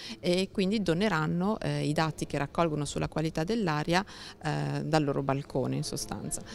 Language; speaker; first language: Italian; native; Italian